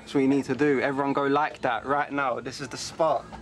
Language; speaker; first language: English; early bilingual, other home language; Polish